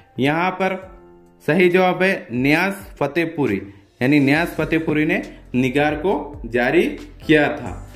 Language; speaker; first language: Urdu; native; Urdu